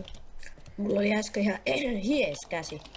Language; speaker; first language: Finnish; native; Finnish